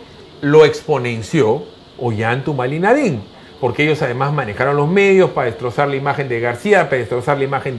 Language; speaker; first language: Spanish; native; Spanish